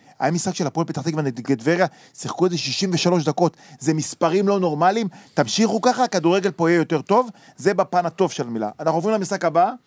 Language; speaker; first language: Hebrew; native; Hebrew